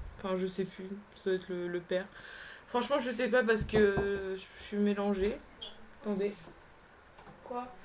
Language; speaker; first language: French; early bilingual, other home language; Polish